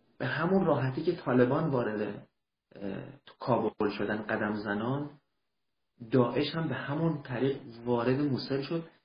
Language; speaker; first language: Persian; early bilingual, heritage; Persian